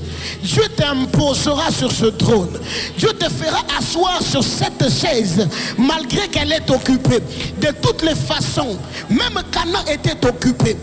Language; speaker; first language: French; non-native, local second language; Lingala